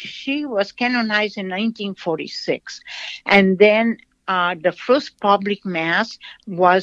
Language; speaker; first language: English; non-native, fluent; Portuguese